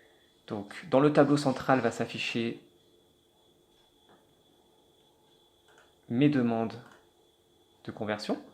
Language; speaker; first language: French; native; French